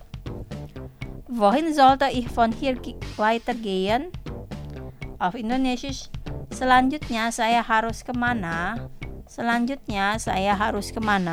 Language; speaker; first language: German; non-native, fluent; Indonesian